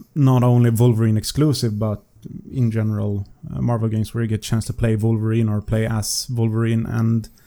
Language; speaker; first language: English; non-native, fluent; Swedish